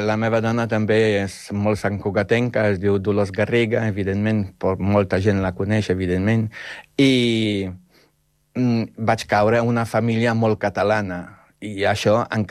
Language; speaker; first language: Catalan; non-native, fluent; Polish